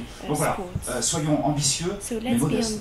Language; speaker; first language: French; native; French